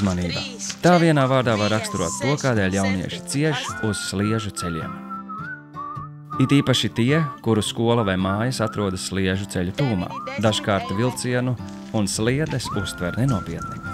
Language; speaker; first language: Latvian; native; Latvian